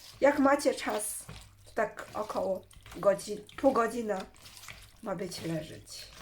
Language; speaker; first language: Polish; non-native, learner; Chinese